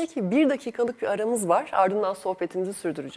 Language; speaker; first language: Turkish; native; Turkish